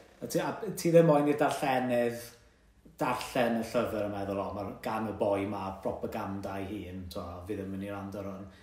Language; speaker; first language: Welsh; native; Welsh